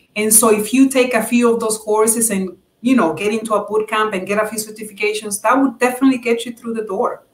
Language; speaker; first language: English; non-native, fluent; Spanish